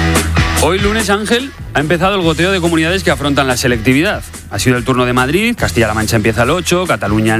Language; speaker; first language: Spanish; native; Spanish